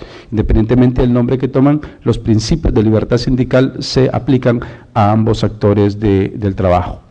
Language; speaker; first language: Spanish; native; Spanish